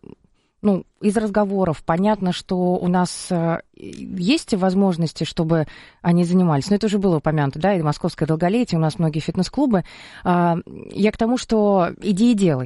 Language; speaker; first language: Russian; native; Russian